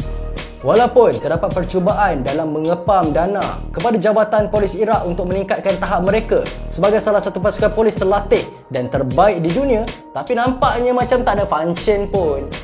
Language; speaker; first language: Malay; native; Malay